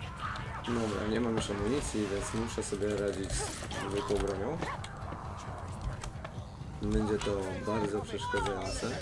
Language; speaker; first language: Polish; native; Polish